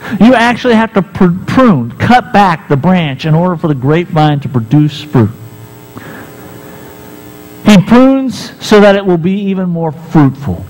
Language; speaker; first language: English; native; English